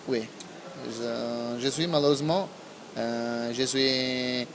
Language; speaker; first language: French; non-native, learner; Italian